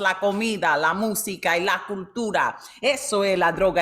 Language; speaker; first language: Spanish; early bilingual, heritage; Spanish